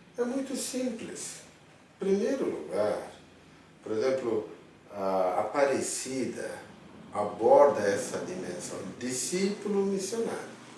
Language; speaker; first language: Portuguese; non-native, fluent; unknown